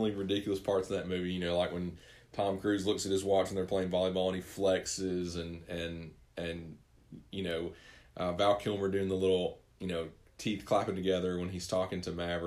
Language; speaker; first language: English; native; English